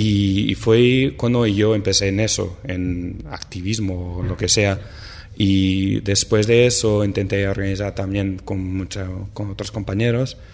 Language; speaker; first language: Spanish; non-native, fluent; Portuguese